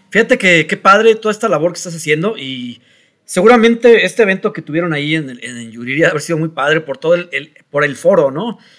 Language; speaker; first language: Spanish; native; Spanish